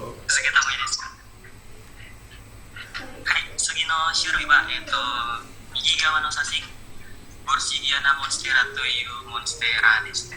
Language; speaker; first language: Japanese; non-native, learner; Indonesian